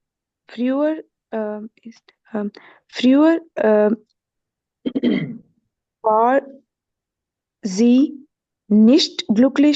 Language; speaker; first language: German; non-native, learner; Urdu